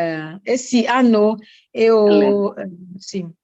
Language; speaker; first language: Portuguese; non-native, learner; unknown